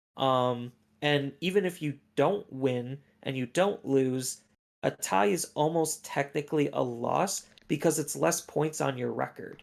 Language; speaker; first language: English; native; English